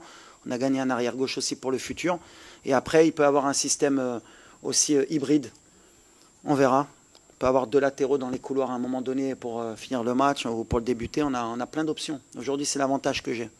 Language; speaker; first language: French; native; French